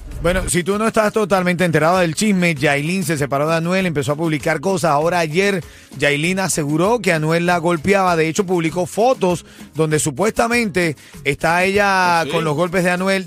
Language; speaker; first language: Spanish; native; Spanish